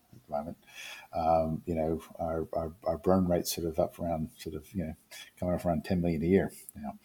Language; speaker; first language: English; native; English